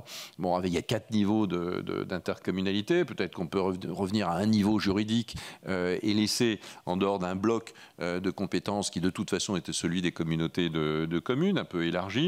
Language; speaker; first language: French; native; French